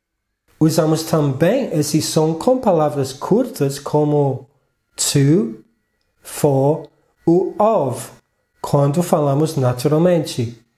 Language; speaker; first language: Portuguese; non-native, fluent; English